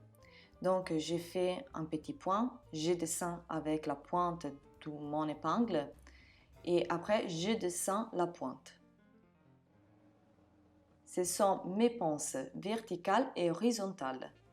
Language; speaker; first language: French; non-native, fluent; Italian